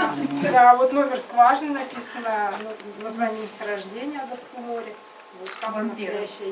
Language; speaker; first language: Russian; native; Russian